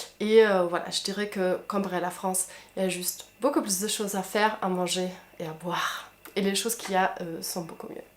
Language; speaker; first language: French; non-native, fluent; German